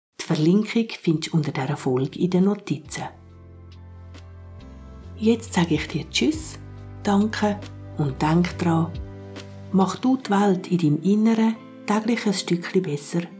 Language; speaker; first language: German; native; German